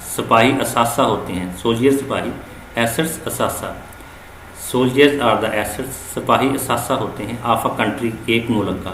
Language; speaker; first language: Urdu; non-native, local second language; Punjabi